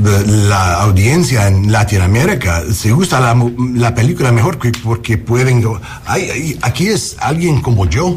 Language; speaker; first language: Spanish; non-native, learner; English